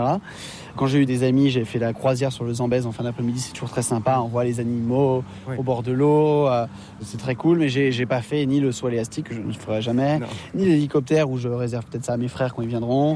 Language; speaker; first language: French; native; French